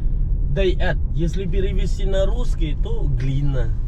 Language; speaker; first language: Russian; non-native, fluent; Khmer